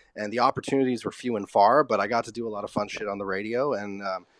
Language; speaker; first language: English; native; English